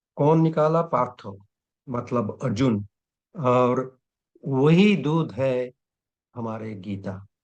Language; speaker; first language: Hindi; non-native, local second language; Bangla